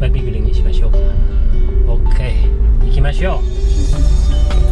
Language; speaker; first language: Japanese; non-native, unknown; Balinese